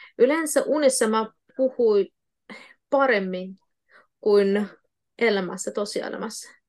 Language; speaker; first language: Finnish; non-native, fluent; Russian